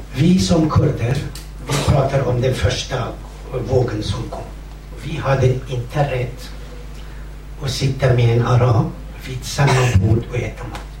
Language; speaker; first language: Swedish; non-native, fluent; Kurdish